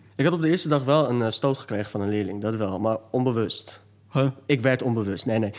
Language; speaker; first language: Dutch; early bilingual, other home language; Turkish